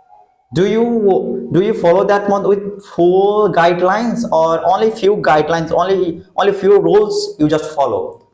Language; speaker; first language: English; non-native, fluent; Hindi